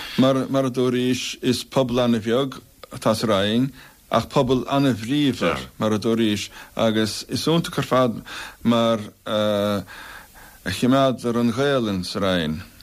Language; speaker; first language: Irish; native; Irish